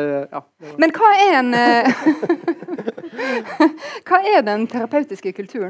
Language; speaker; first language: Norwegian; native; Norwegian